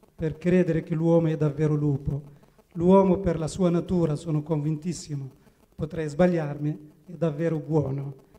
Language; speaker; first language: Italian; non-native, fluent; Arabic